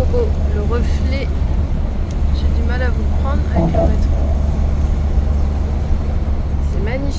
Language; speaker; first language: French; native; French